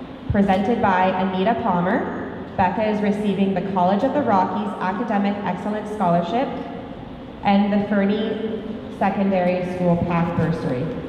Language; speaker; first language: English; native; English